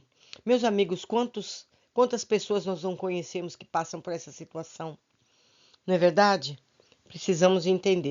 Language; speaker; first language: Portuguese; native; Portuguese